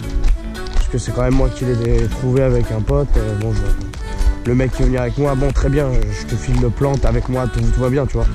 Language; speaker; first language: French; native; French